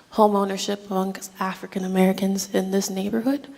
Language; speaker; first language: English; native; English